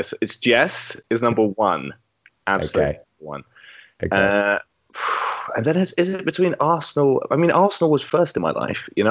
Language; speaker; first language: English; native; English